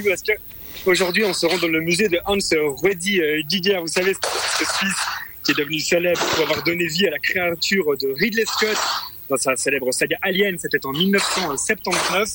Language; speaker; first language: French; native; French